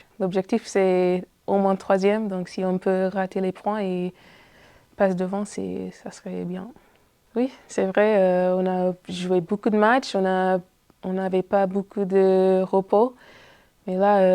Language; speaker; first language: French; non-native, fluent; English